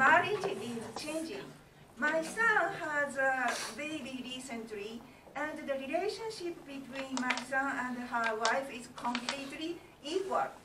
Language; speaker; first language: English; non-native, learner; Japanese